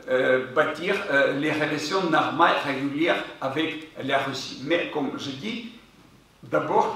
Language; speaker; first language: French; non-native, fluent; Ukrainian